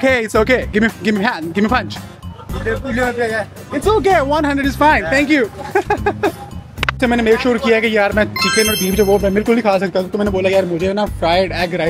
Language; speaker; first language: English; non-native, fluent; Urdu